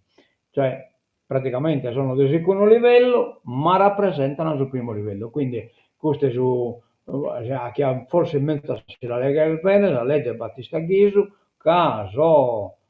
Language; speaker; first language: Italian; non-native, local second language; Sardinian